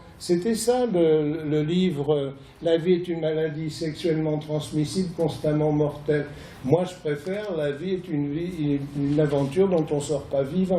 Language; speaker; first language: French; native; French